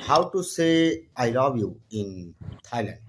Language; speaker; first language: English; non-native, learner; Bangla